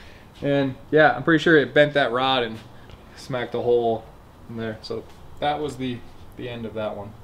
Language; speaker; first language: English; native; English